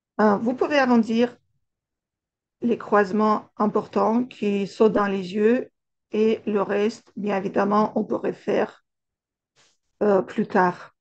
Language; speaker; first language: French; non-native, fluent; Russian